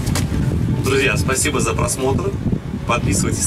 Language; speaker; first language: Russian; native; Russian